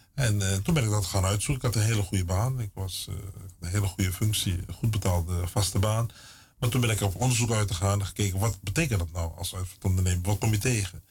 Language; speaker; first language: Dutch; native; Dutch